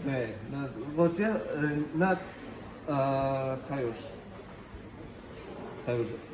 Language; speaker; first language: Chinese; non-native, learner; Tajik